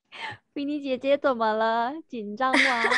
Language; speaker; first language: Chinese; non-native, fluent; Indonesian